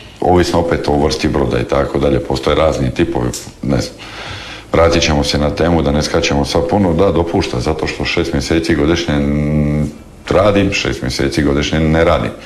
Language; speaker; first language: Croatian; native; Croatian